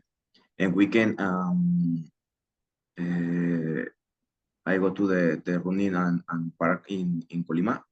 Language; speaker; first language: English; non-native, learner; Spanish